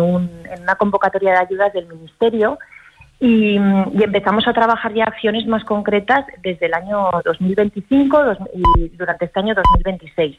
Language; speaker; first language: Spanish; native; Spanish